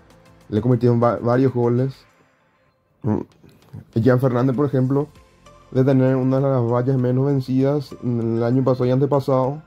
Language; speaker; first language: Spanish; native; Spanish